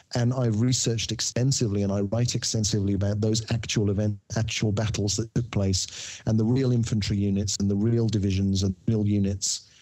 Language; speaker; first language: English; native; English